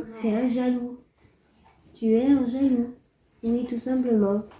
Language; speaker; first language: French; native; French